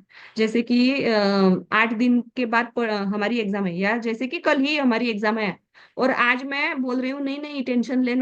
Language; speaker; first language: Hindi; native; Hindi